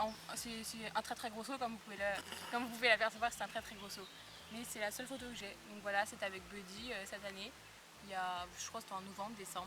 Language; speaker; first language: French; native; French